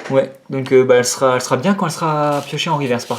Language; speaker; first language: French; native; French